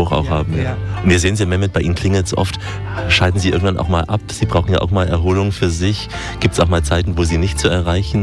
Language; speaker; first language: German; native; German